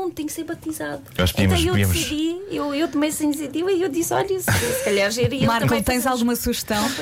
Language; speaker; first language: Portuguese; non-native, fluent; Russian